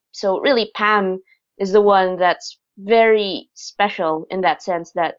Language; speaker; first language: English; non-native, local second language; Filipino